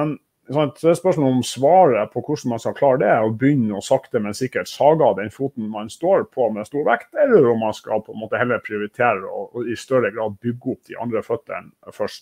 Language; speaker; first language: Norwegian; native; Norwegian